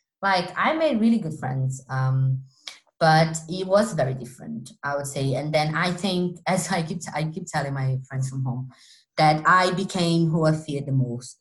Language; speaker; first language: English; non-native, fluent; Portuguese